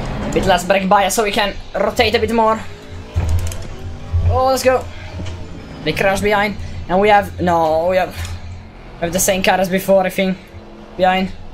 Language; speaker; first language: English; non-native, fluent; Italian